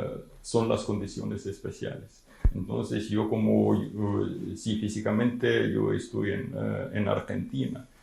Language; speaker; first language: Spanish; non-native, fluent; Ukrainian